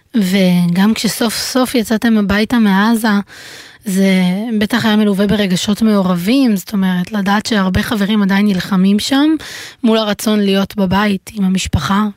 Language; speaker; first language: Hebrew; native; Hebrew